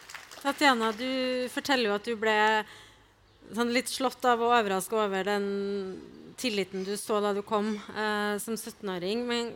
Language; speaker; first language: Norwegian; native; Norwegian